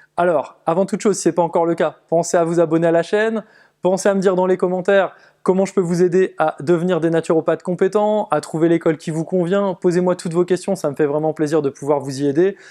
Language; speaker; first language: French; native; French